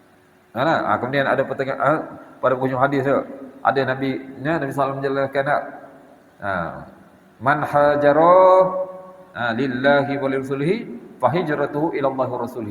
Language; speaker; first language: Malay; native; Malay